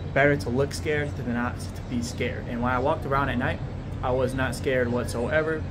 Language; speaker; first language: English; native; English